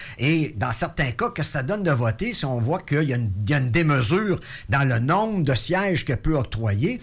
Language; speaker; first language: French; native; French